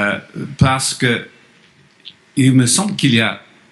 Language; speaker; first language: French; non-native, fluent; English